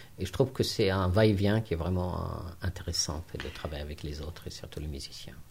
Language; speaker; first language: French; non-native, local second language; Arabic